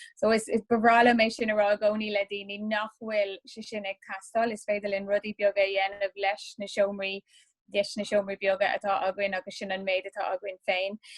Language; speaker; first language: Irish; non-native, local second language; English